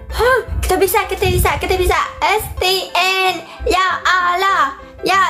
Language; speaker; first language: Indonesian; non-native, fluent; Vietnamese